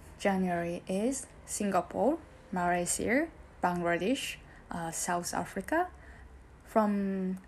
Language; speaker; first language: English; non-native, learner; Japanese